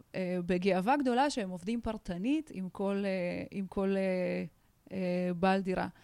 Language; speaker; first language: Hebrew; non-native, fluent; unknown